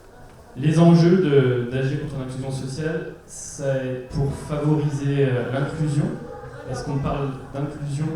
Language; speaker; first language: French; native; French